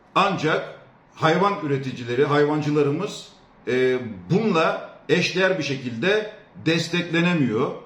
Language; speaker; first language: Turkish; native; Turkish